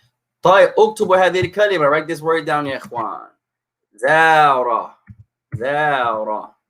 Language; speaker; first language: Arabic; non-native, fluent; English